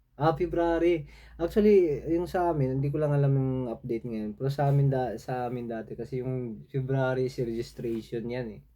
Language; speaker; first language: Filipino; non-native, local second language; Cebuano